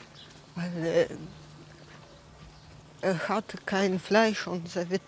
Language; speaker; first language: German; non-native, learner; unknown